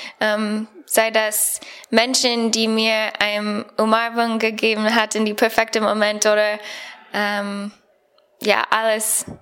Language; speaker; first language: German; non-native, learner; English